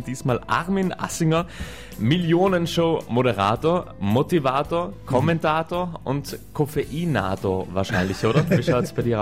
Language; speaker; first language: German; native; German